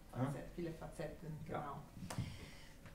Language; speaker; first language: German; non-native, fluent; Italian